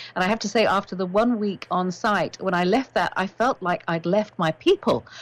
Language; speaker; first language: English; native; English